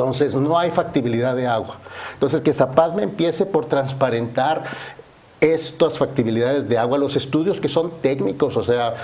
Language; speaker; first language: Spanish; native; Spanish